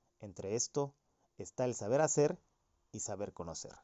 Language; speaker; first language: Spanish; native; Spanish